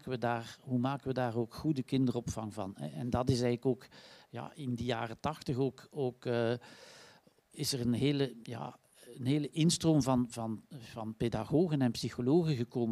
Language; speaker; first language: Dutch; native; Dutch